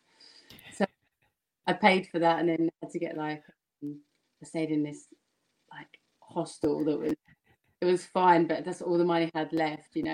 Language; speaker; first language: English; native; English